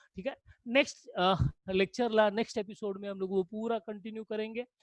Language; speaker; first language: Hindi; non-native, local second language; Marathi